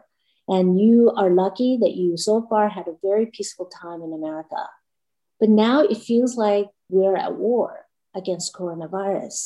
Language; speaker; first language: English; non-native, fluent; Korean